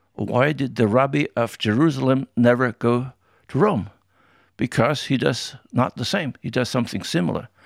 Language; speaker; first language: English; non-native, fluent; German